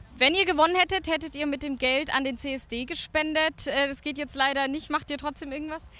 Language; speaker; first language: German; native; German